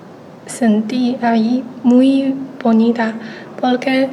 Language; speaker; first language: Spanish; non-native, learner; Chinese